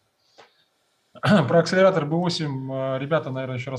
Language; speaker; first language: Russian; native; Russian